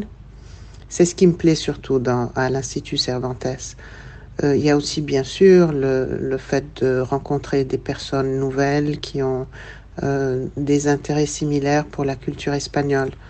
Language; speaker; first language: French; non-native, local second language; Arabic